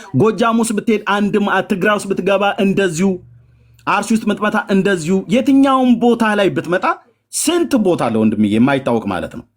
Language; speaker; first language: Amharic; native; Amharic